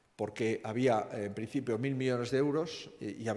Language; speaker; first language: Spanish; non-native, local second language; Galician